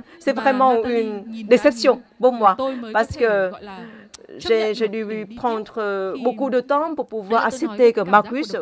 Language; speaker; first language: French; non-native, fluent; Vietnamese